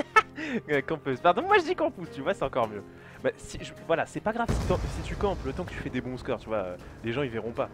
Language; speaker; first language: French; native; French